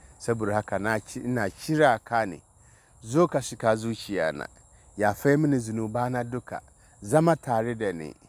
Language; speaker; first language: Hausa; non-native, local second language; Dyula